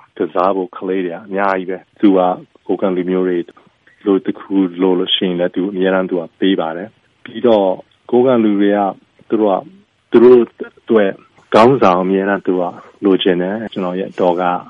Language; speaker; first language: Burmese; non-native, local second language; Chinese